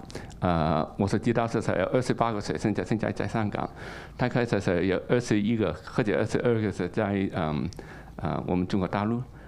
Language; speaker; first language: Chinese; non-native, local second language; Cantonese